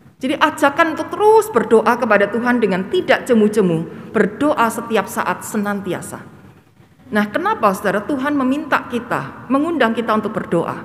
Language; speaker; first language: Indonesian; native; Indonesian